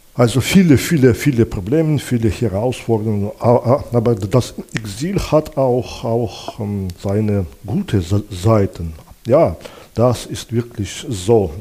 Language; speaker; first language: German; non-native, fluent; Belarusian